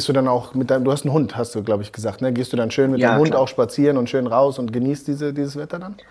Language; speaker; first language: German; native; German